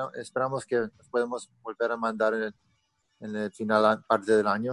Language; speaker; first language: Spanish; early bilingual, heritage; Spanish